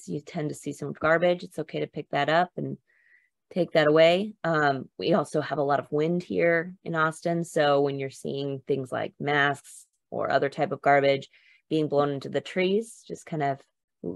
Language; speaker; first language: English; native; English